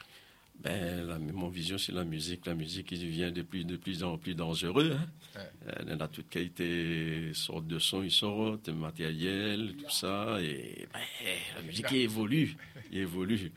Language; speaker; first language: French; non-native, local second language; Réunion Creole French